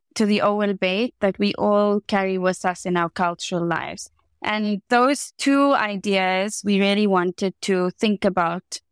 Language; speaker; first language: English; native; English